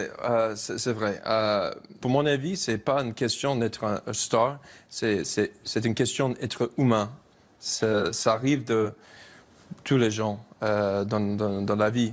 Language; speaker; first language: French; non-native, fluent; English